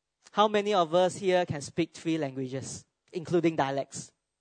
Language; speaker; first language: English; non-native, local second language; Cantonese